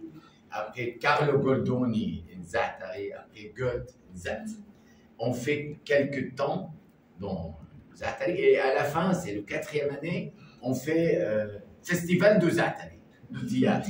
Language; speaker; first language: French; non-native, learner; Arabic